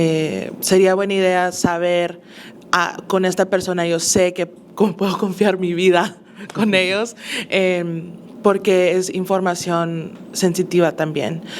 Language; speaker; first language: Spanish; early bilingual, other home language; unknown